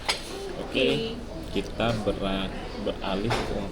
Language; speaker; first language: Indonesian; native; Indonesian